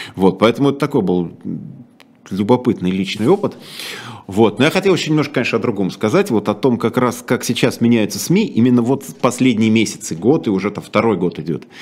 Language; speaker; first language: Russian; native; Russian